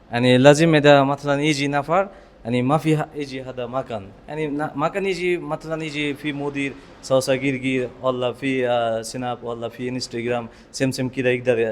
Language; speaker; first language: Arabic; non-native, learner; Bangla